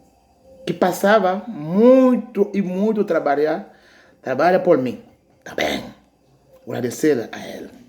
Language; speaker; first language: Portuguese; non-native, learner; Haitian Creole